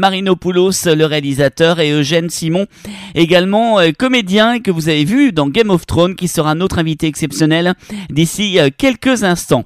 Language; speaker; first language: French; native; French